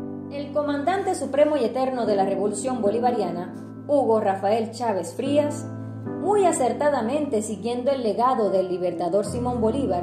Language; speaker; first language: Spanish; native; Spanish